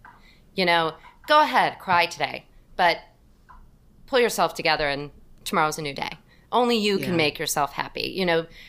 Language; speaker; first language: English; native; English